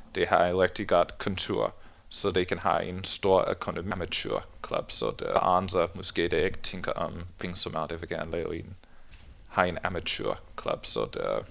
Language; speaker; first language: Danish; non-native, learner; English